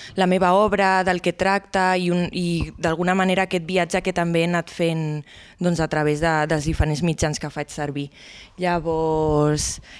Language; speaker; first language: Catalan; non-native, local second language; Spanish